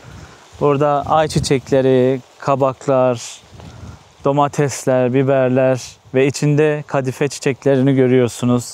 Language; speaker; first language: Turkish; native; Turkish